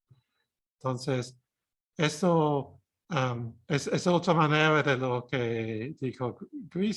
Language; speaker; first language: Spanish; non-native, fluent; English